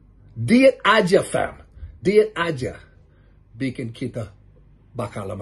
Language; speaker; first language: Indonesian; non-native, learner; English